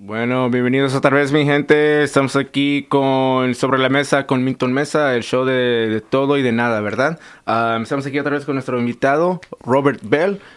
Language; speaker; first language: Spanish; native; Spanish